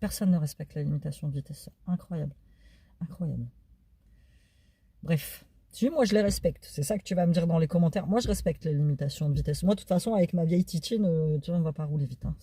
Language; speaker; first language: French; native; French